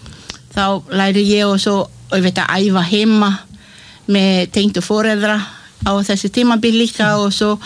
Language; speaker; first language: Icelandic; non-native, fluent; English